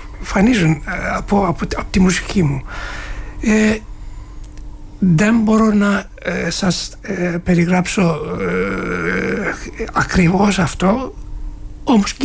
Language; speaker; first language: Greek; non-native, fluent; Turkish